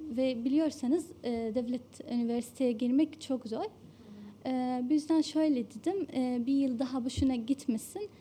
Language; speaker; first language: Turkish; non-native, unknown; Arabic